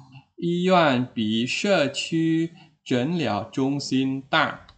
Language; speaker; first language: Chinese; non-native, fluent; Indonesian